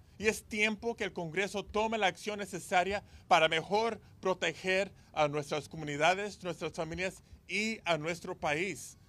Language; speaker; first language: Spanish; early bilingual, heritage; Spanish